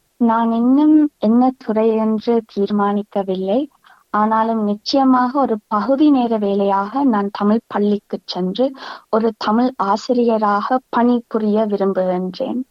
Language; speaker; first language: Tamil; early bilingual, heritage; Tamil